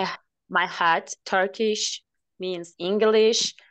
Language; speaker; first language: English; non-native, learner; Portuguese